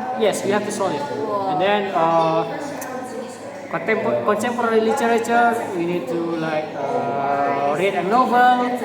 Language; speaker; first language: English; non-native, learner; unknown